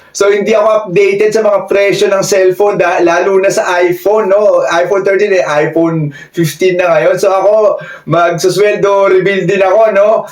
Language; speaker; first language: Filipino; native; Filipino